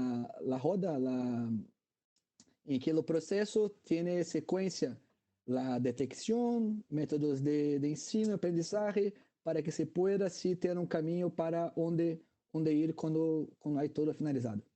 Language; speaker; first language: Spanish; non-native, fluent; Portuguese